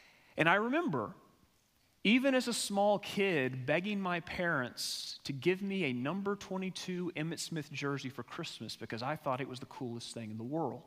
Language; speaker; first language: English; native; English